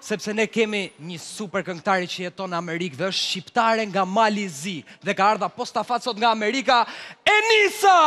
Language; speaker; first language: Albanian; native; Albanian